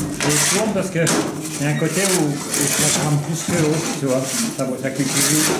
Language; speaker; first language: French; native; French